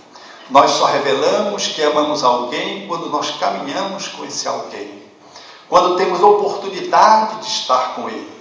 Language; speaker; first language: Portuguese; native; Portuguese